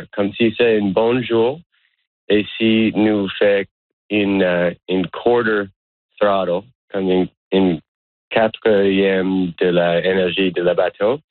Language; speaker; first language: French; non-native, learner; English